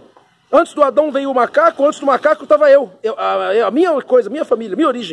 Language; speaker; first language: Portuguese; native; Portuguese